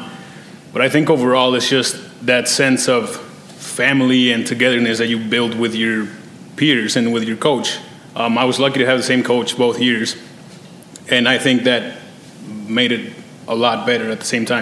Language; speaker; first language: English; early bilingual, other home language; Spanish